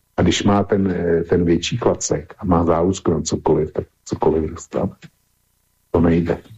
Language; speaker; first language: Czech; native; Czech